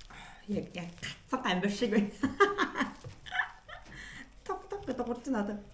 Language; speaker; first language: Mongolian; native; Mongolian